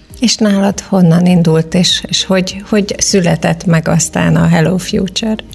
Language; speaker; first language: Hungarian; native; Hungarian